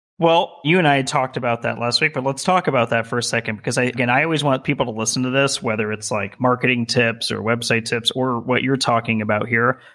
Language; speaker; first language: English; native; English